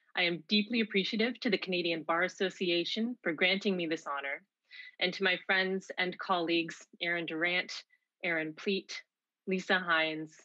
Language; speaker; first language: English; native; English